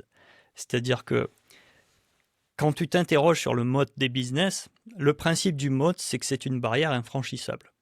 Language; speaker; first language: French; native; French